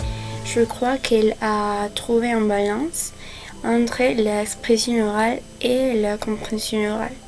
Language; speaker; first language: French; non-native, fluent; Spanish